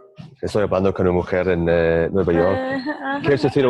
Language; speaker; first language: Spanish; non-native, learner; English